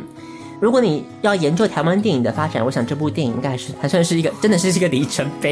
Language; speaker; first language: Chinese; native; Chinese